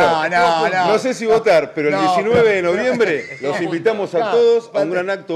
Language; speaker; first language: Spanish; native; Spanish